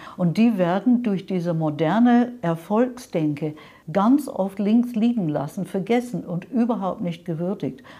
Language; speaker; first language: German; non-native, fluent; English